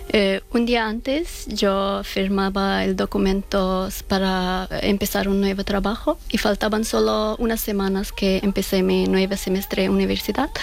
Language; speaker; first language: Spanish; non-native, learner; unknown